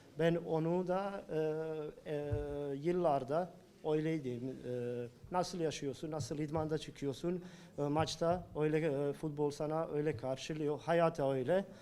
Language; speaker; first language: Turkish; non-native, learner; Bosnian